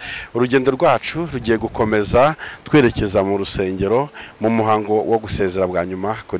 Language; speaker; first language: Kinyarwanda; native; Kinyarwanda